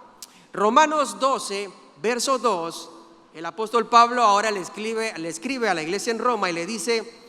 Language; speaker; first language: Spanish; native; Spanish